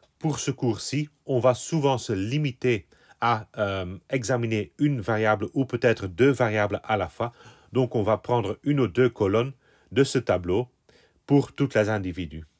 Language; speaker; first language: French; non-native, local second language; Dutch